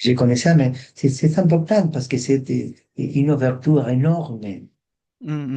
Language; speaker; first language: French; non-native, fluent; Spanish